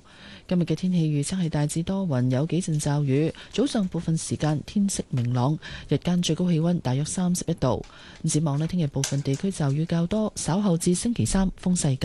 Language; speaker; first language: Cantonese; native; Cantonese